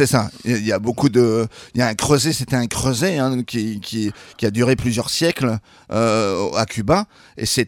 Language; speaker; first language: French; native; French